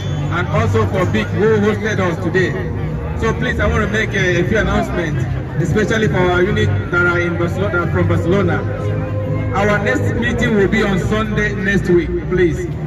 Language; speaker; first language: English; non-native, local second language; Igbo